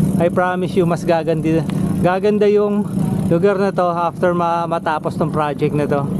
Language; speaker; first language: Filipino; non-native, local second language; Pampanga